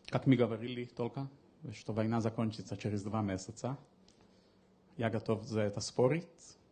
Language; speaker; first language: Russian; non-native, learner; English